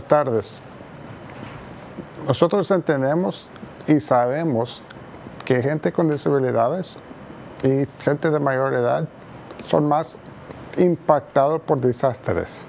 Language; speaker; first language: Spanish; non-native, fluent; English